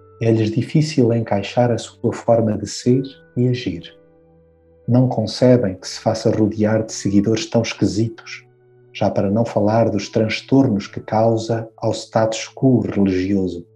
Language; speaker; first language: Portuguese; native; Portuguese